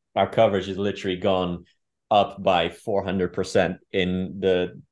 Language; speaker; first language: English; non-native, fluent; Dutch